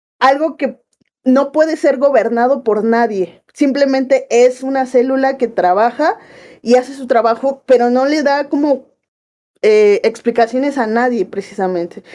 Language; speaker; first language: Spanish; native; Spanish